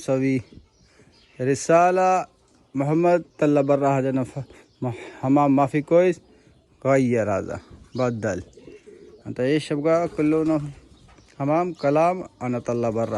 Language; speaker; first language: Arabic; non-native, learner; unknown